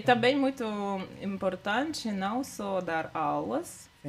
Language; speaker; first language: Portuguese; non-native, learner; Russian